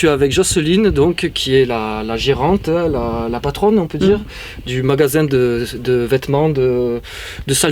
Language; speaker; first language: French; native; French